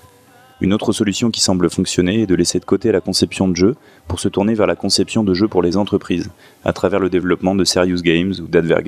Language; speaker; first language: French; native; French